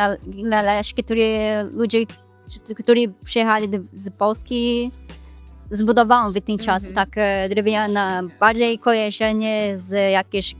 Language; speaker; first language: Polish; non-native, learner; Portuguese